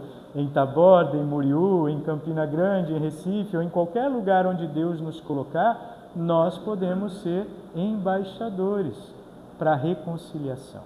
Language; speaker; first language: Portuguese; native; Portuguese